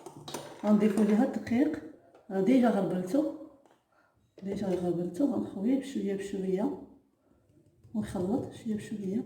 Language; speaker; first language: Arabic; native; Arabic